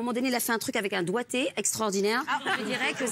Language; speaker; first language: French; non-native, fluent; English